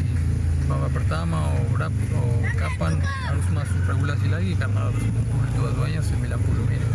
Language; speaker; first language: Indonesian; non-native, fluent; Spanish